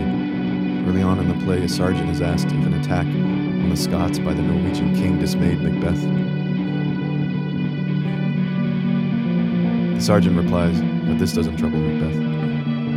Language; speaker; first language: English; native; English